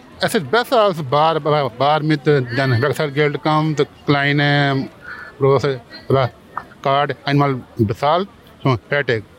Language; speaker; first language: German; non-native, learner; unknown